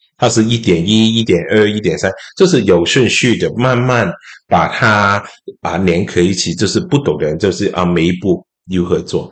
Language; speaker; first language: Chinese; non-native, local second language; Cantonese